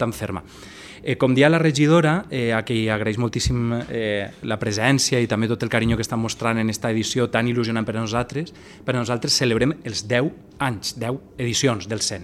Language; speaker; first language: Catalan; native; Catalan